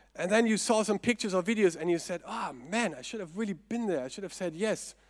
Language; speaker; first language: English; non-native, fluent; German